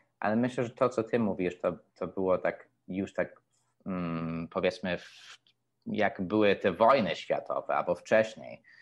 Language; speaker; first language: Polish; early bilingual, heritage; Polish